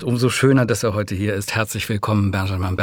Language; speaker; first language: German; native; German